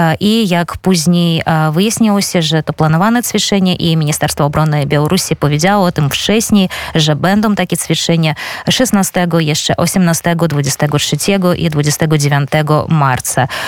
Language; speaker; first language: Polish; non-native, fluent; Belarusian